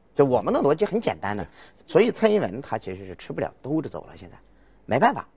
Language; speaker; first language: Chinese; native; Chinese